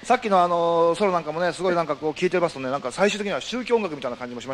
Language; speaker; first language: Japanese; native; Japanese